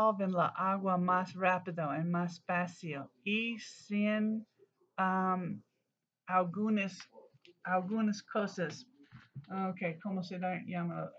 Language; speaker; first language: Spanish; non-native, learner; English